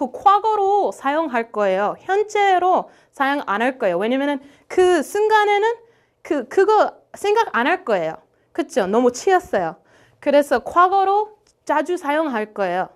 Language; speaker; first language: Korean; non-native, learner; English